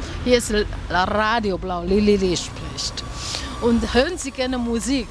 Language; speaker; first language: German; non-native, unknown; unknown